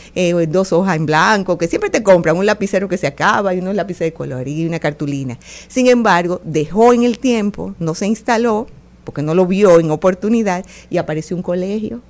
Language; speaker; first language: Spanish; native; Spanish